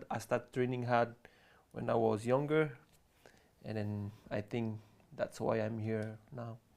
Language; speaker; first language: English; non-native, learner; French